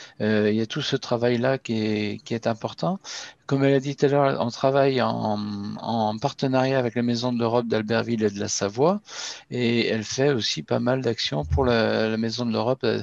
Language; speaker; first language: French; native; French